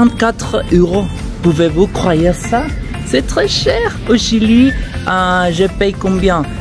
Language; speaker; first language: French; non-native, fluent; Spanish